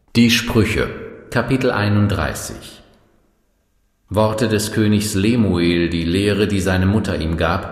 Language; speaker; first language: German; native; German